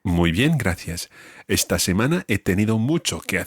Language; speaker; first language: Spanish; non-native, fluent; English